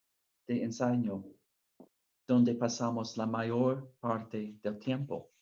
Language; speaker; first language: Spanish; non-native, fluent; English